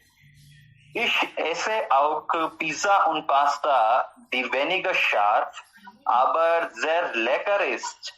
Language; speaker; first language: German; non-native, learner; Hindi